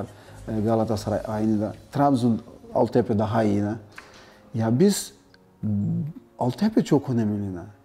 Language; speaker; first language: Turkish; non-native, learner; Portuguese